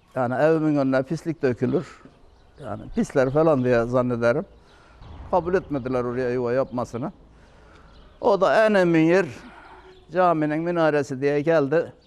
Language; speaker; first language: Turkish; native; Turkish